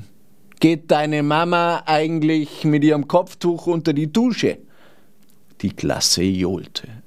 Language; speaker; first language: German; native; German